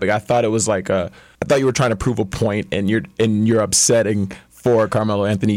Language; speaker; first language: English; native; English